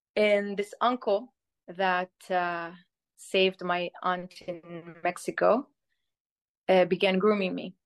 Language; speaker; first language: English; early bilingual, other home language; Spanish